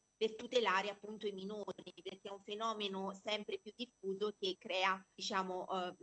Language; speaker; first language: Italian; native; Italian